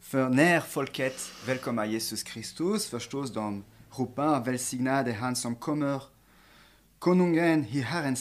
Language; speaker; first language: Swedish; non-native, fluent; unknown